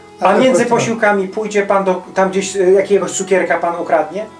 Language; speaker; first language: Polish; native; Polish